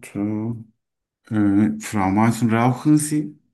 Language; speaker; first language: German; non-native, learner; Turkish